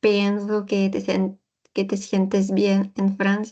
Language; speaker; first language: Spanish; non-native, learner; French